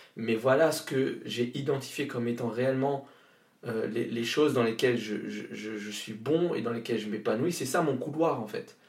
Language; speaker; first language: French; native; French